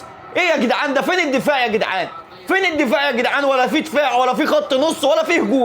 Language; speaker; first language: Arabic; native; Arabic